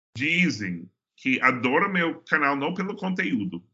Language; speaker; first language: Portuguese; non-native, fluent; English